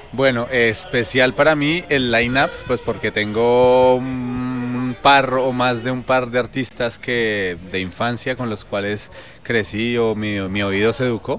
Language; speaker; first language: Spanish; native; Spanish